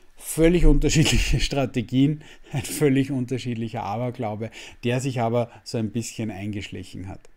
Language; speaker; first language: German; native; German